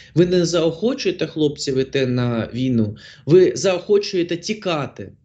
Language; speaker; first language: Ukrainian; non-native, local second language; Russian